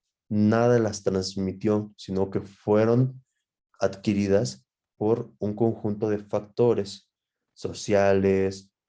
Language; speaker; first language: Spanish; native; Spanish